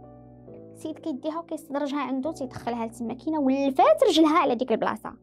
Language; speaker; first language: Arabic; native; Arabic